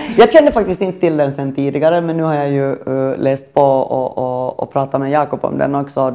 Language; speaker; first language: Swedish; native; Swedish